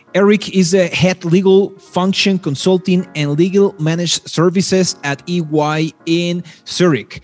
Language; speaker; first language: English; non-native, fluent; Spanish